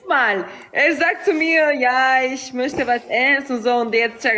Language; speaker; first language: German; non-native, learner; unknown